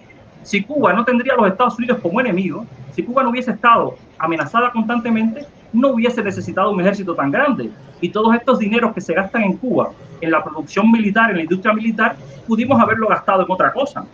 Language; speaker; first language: Spanish; native; Spanish